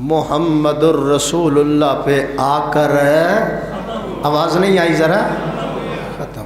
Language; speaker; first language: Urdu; non-native, local second language; Punjabi